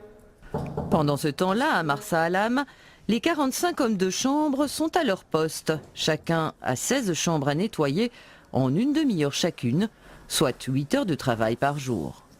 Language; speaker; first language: French; native; French